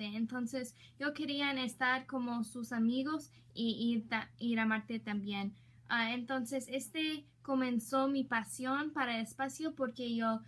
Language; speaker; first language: Spanish; non-native, learner; English